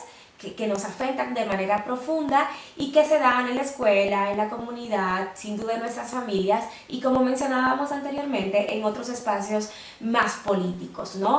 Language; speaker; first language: Spanish; native; Spanish